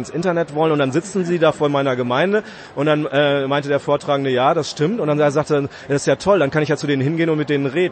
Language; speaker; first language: German; native; German